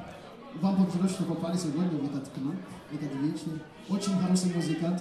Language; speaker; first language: Russian; non-native, fluent; Malagasy